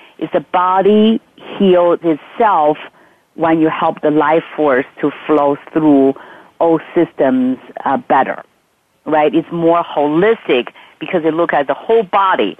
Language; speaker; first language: English; non-native, fluent; Chinese